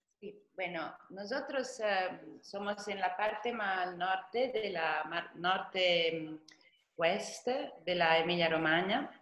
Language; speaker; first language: Spanish; non-native, fluent; Italian